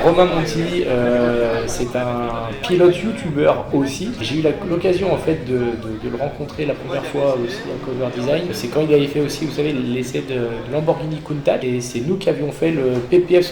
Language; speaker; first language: French; native; French